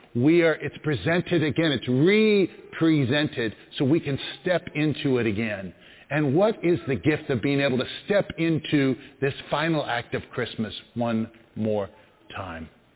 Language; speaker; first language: English; native; English